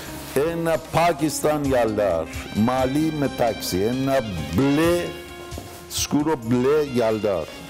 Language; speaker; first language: Greek; non-native, learner; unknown